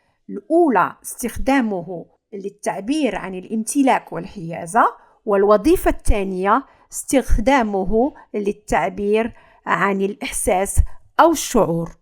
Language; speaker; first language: Arabic; native; Arabic